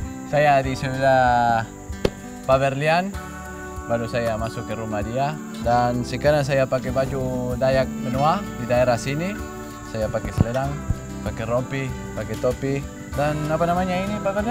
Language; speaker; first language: Malay; non-native, fluent; Spanish